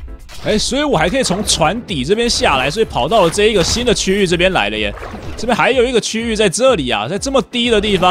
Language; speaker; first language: Chinese; native; Chinese